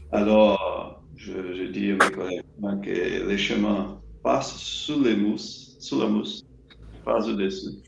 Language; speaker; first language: French; non-native, learner; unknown